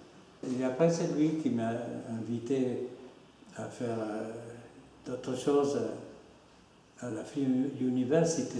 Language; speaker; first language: French; non-native, fluent; Spanish